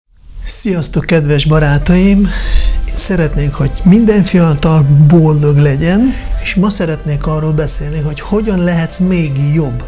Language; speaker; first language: Hungarian; non-native, fluent; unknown